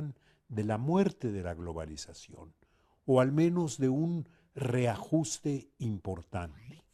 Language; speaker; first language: Spanish; native; Spanish